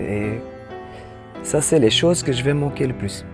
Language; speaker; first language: French; non-native, local second language; Dutch